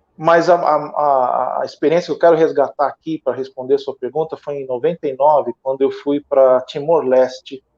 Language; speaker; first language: Portuguese; native; Portuguese